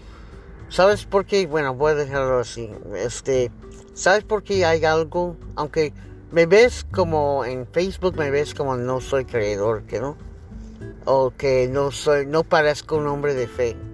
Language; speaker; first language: Spanish; early bilingual, heritage; English